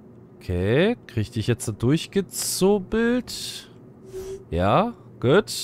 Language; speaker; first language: German; native; German